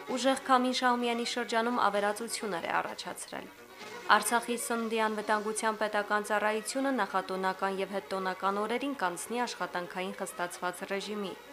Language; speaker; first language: Armenian; native; Armenian